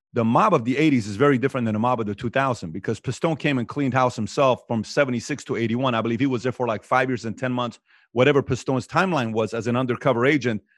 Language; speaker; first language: English; native; English